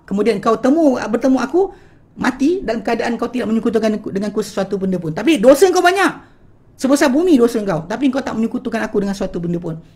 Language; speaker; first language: Malay; native; Malay